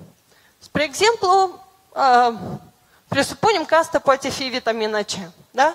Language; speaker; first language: Romanian; non-native, local second language; Russian